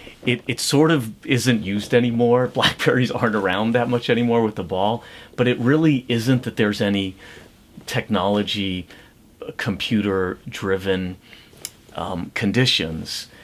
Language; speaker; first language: English; native; English